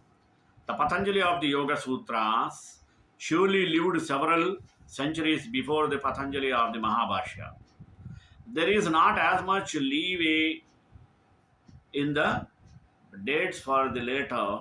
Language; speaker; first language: English; non-native, local second language; Telugu